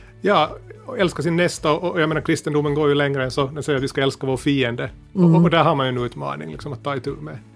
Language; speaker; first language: Swedish; native; Swedish